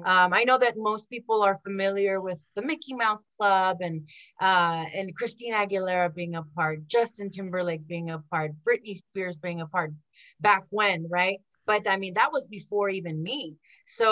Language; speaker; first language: English; early bilingual, other home language; Spanish